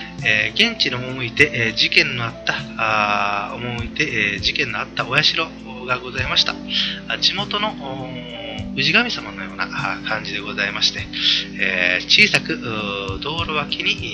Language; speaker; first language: Japanese; native; Japanese